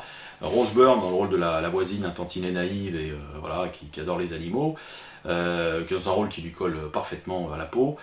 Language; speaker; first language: French; native; French